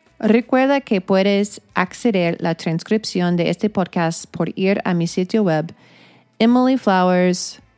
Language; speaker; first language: Spanish; non-native, fluent; English